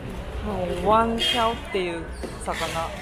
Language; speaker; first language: Chinese; non-native, fluent; Japanese